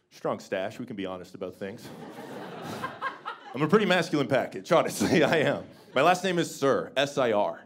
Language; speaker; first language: English; native; English